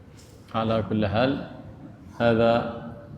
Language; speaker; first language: Arabic; native; Arabic